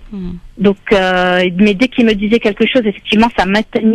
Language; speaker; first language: French; native; French